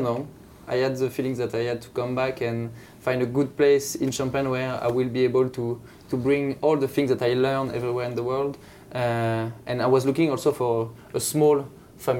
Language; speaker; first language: English; non-native, fluent; French